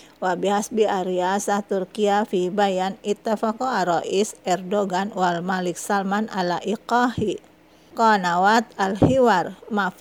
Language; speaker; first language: Arabic; non-native, fluent; Indonesian